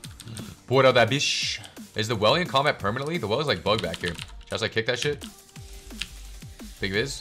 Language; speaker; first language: English; native; English